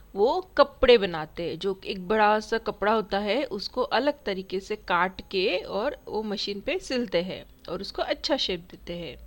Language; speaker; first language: Hindi; non-native, local second language; Marathi